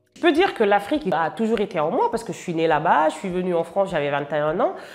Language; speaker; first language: French; non-native, local second language; Wolof